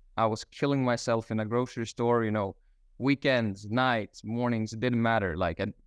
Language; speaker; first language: English; non-native, fluent; Swedish